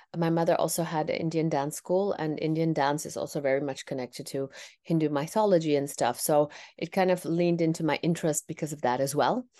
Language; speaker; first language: English; non-native, fluent; Tamil